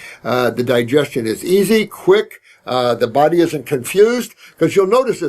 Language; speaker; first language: English; native; English